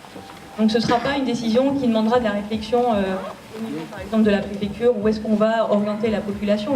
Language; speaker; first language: French; native; French